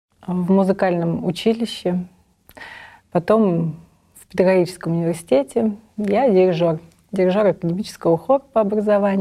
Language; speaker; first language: Russian; native; Russian